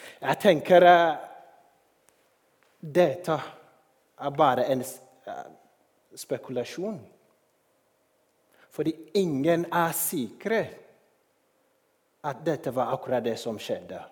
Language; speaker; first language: Norwegian; non-native, fluent; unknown